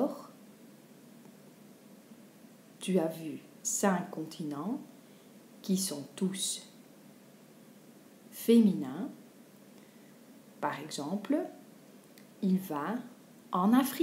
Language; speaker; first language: French; non-native, fluent; Dutch